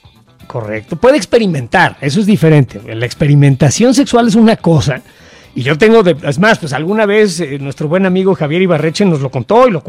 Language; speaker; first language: Spanish; native; Spanish